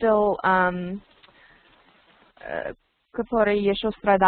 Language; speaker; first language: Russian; non-native, learner; English